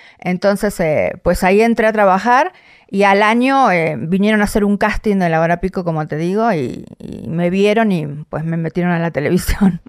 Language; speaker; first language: Spanish; native; Spanish